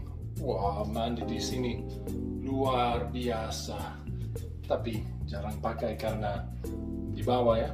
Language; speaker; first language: Indonesian; non-native, learner; English